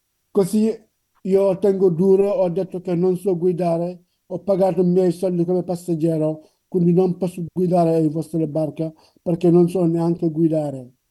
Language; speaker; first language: Italian; non-native, learner; Wolof